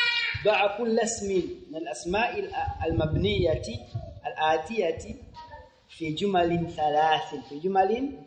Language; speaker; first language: Arabic; non-native, fluent; Swahili